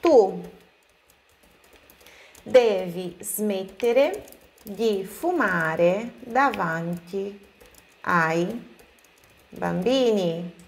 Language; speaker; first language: Italian; non-native, fluent; Portuguese